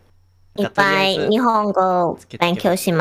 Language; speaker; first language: Japanese; non-native, learner; English